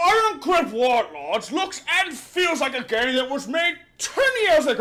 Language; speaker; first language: English; native; English